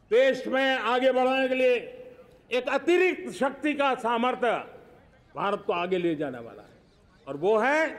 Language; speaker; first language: Hindi; non-native, local second language; Gujarati